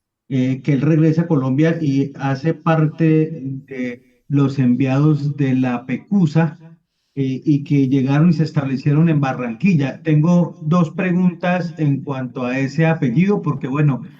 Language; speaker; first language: Spanish; native; Spanish